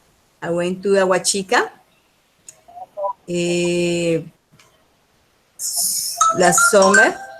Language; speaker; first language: English; non-native, learner; Spanish